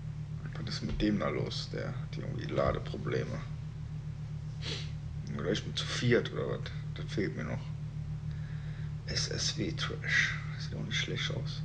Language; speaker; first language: German; native; German